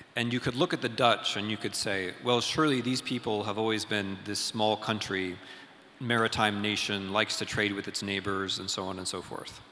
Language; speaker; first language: English; native; English